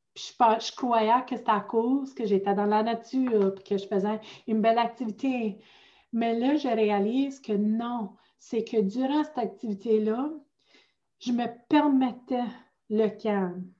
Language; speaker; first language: French; native; French